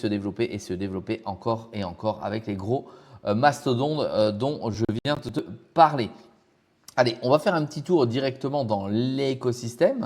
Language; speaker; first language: French; native; French